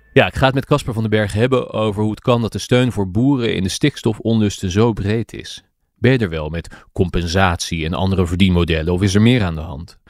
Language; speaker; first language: Dutch; native; Dutch